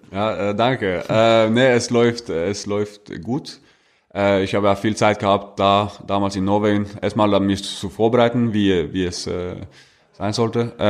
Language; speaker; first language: German; non-native, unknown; Norwegian